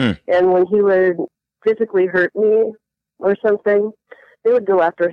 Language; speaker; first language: English; early bilingual, other home language; Latvian